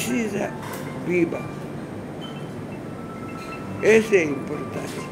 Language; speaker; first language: Portuguese; non-native, learner; Japanese